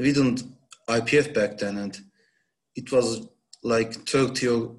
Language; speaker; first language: English; non-native, learner; Turkish